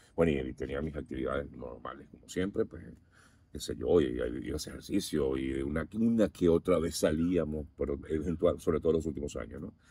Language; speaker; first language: Spanish; native; Spanish